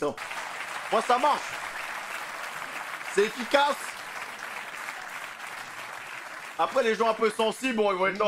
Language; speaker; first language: French; native; French